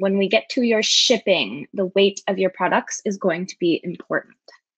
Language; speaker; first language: English; native; English